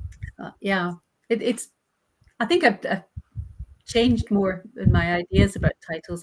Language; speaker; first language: English; native; English